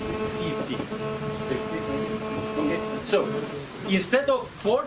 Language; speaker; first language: English; non-native, fluent; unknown